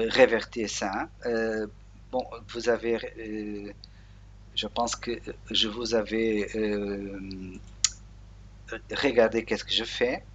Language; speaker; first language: French; non-native, learner; Portuguese